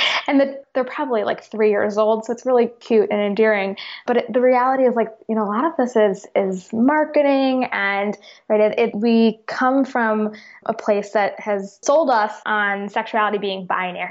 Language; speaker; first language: English; native; English